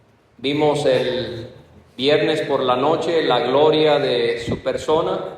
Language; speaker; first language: Spanish; native; Spanish